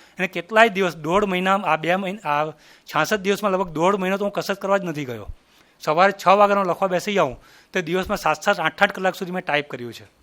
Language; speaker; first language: Gujarati; native; Gujarati